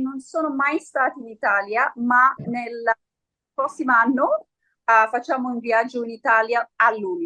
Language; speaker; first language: Italian; early bilingual, heritage; Friulian